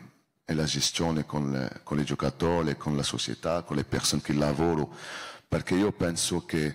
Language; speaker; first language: Italian; non-native, learner; French